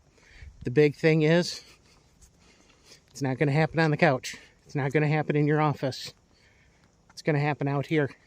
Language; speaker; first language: English; native; English